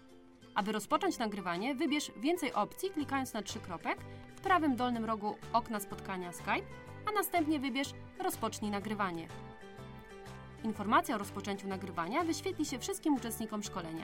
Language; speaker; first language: Polish; native; Polish